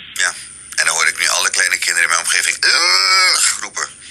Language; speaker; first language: Dutch; native; Dutch